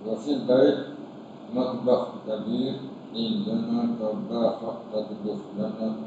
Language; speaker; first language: Arabic; non-native, learner; Malay